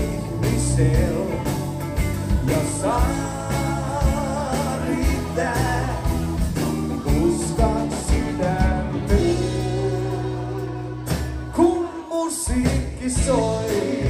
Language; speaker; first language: Finnish; native; Finnish